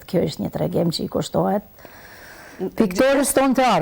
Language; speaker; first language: Albanian; native; Albanian